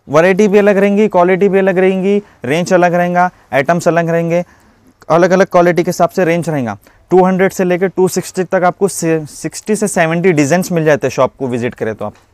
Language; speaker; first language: Hindi; native; Hindi